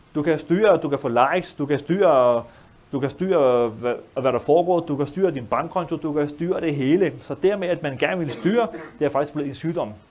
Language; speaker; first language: Danish; early bilingual, other home language; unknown